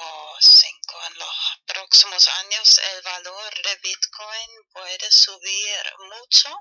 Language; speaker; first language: Spanish; non-native, fluent; German